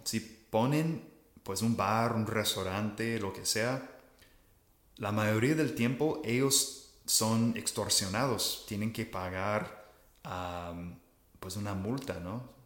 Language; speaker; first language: Spanish; non-native, fluent; English